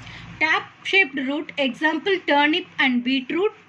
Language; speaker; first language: English; non-native, local second language; Tamil